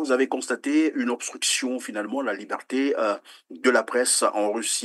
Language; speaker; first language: French; native; French